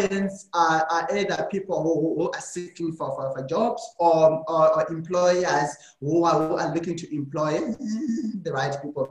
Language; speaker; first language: English; non-native, local second language; Shona